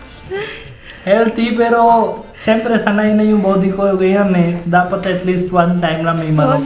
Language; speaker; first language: Filipino; non-native, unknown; Hindi